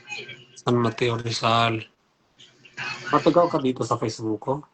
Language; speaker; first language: Filipino; non-native, learner; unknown